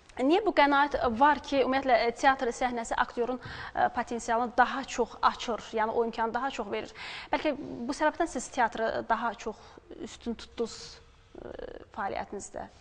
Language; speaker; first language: Azerbaijani; native; Azerbaijani